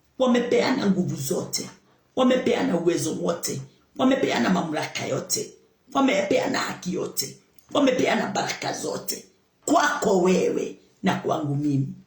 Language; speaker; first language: Swahili; non-native, local second language; Kikuyu